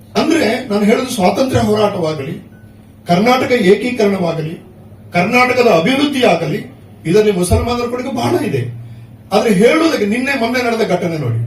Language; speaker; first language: Kannada; non-native, local second language; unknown